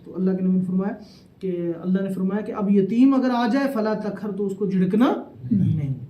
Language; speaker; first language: Urdu; non-native, local second language; Saraiki